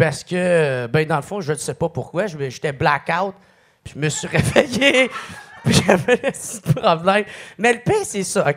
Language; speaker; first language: French; native; French